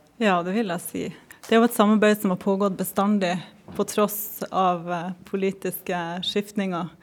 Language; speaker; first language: Norwegian; native; Norwegian